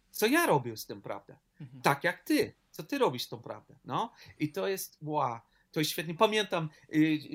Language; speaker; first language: Polish; non-native, learner; English